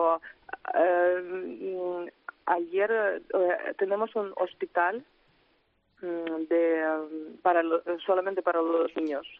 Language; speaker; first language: Spanish; non-native, fluent; Ukrainian